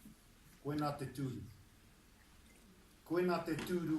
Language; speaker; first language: Māori; non-native, fluent; English